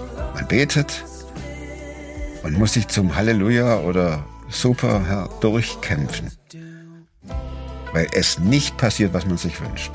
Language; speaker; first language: German; native; German